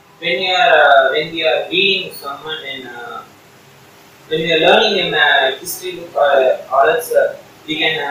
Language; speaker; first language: English; non-native, learner; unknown